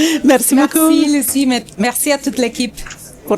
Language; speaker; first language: French; non-native, fluent; Spanish